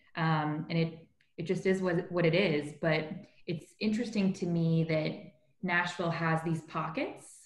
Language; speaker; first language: English; native; English